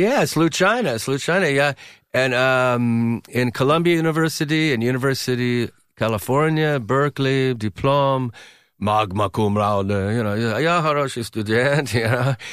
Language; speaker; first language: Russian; non-native, learner; English